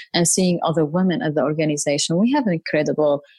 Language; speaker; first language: English; non-native, fluent; Arabic